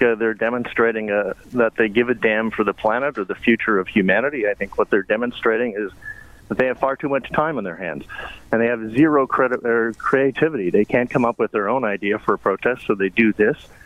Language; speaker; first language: English; native; English